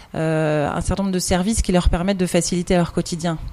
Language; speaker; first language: French; native; French